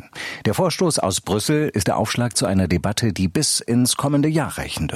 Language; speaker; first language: German; native; German